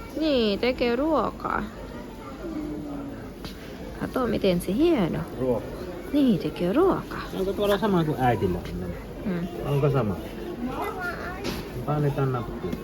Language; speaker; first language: Finnish; non-native, learner; Thai